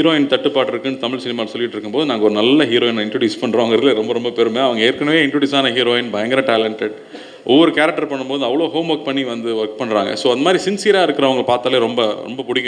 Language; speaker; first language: Tamil; native; Tamil